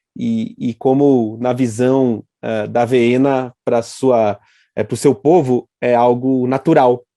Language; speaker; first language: Portuguese; native; Portuguese